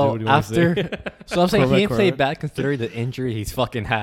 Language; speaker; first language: English; native; English